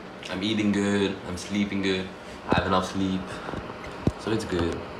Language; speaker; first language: English; non-native, fluent; Slovak